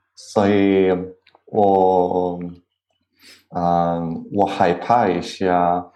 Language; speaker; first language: Chinese; non-native, learner; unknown